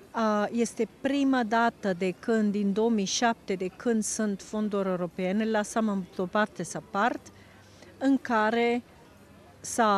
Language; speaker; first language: Romanian; non-native, fluent; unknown